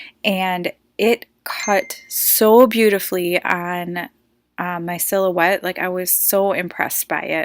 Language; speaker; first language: English; native; English